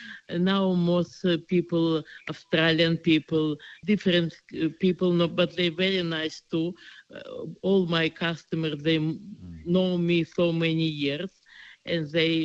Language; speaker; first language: English; non-native, learner; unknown